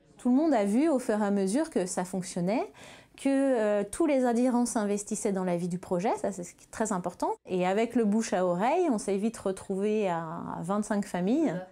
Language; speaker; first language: French; native; French